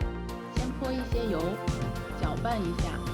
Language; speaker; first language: Chinese; native; Chinese